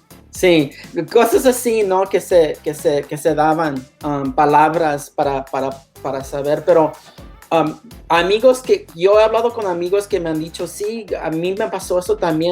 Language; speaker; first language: Spanish; early bilingual, heritage; Spanish